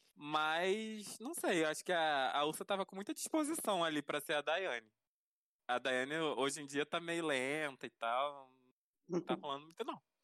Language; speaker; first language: Portuguese; native; Portuguese